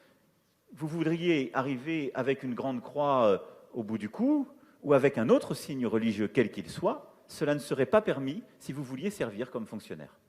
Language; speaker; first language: French; native; French